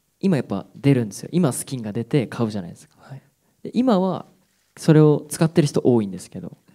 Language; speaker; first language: Japanese; native; Japanese